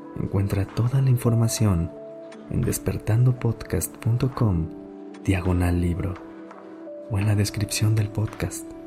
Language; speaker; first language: Spanish; native; Spanish